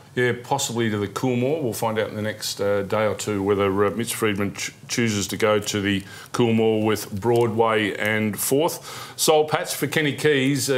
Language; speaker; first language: English; native; English